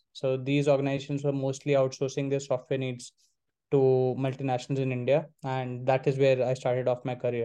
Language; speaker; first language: English; non-native, local second language; Hindi